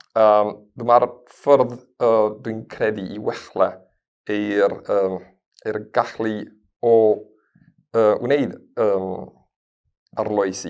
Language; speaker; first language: Welsh; non-native, learner; Spanish